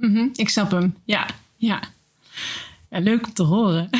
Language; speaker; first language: Dutch; native; Dutch